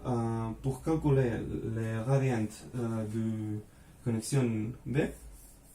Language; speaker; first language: French; non-native, fluent; Spanish